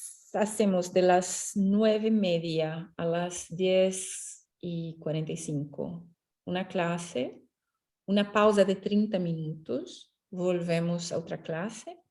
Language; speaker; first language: Spanish; non-native, fluent; Portuguese